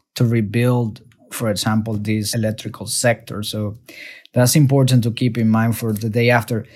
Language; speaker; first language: English; non-native, fluent; Spanish